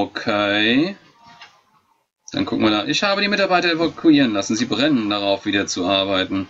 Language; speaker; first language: German; native; German